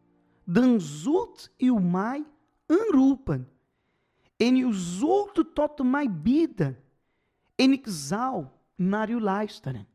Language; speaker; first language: Dutch; non-native, fluent; Portuguese